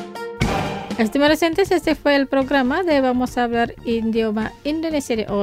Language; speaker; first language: Spanish; non-native, fluent; Indonesian